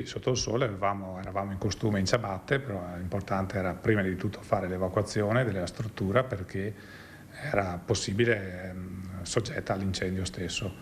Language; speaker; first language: Italian; native; Italian